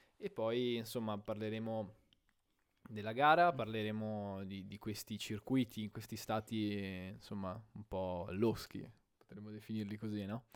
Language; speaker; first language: Italian; native; Italian